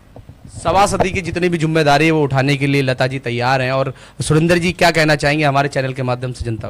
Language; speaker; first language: Hindi; native; Hindi